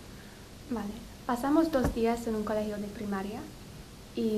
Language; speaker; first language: Spanish; non-native, fluent; English